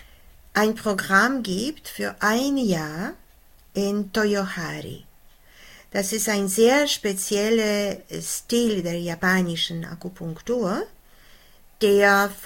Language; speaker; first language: German; non-native, fluent; Polish